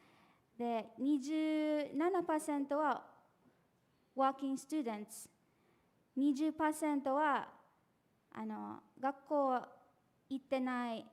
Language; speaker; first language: Japanese; non-native, fluent; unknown